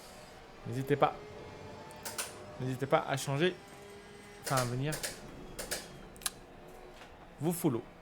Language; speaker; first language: French; native; French